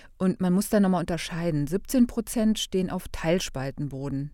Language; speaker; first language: German; native; German